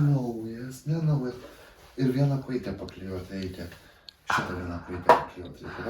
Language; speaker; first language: Lithuanian; native; Lithuanian